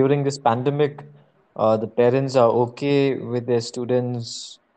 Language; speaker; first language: English; non-native, local second language; Malayalam